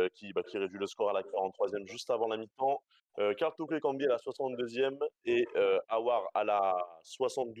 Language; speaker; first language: French; native; French